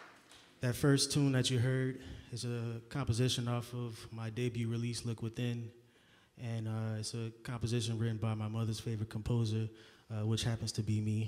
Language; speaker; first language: English; native; English